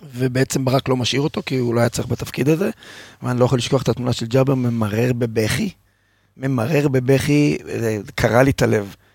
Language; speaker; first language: Hebrew; native; Hebrew